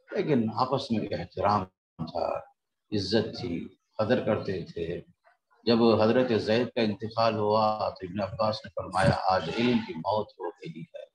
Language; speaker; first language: Urdu; native; Urdu